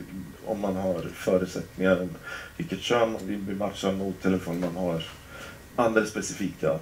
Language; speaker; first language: Swedish; native; Swedish